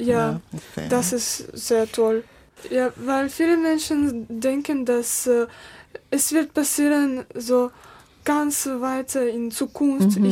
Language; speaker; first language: German; non-native, learner; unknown